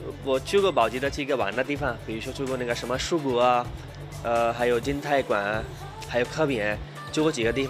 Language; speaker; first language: Chinese; non-native, learner; Hindi